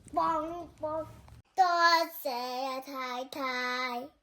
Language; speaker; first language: Cantonese; early bilingual, heritage; Cantonese